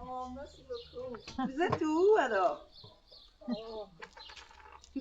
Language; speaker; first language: French; non-native, learner; English